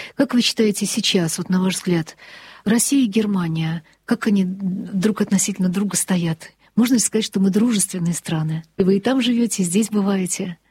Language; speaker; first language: Russian; native; Russian